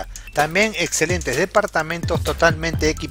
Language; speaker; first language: Spanish; native; Spanish